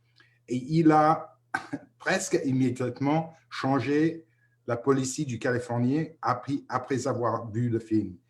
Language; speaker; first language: French; non-native, fluent; English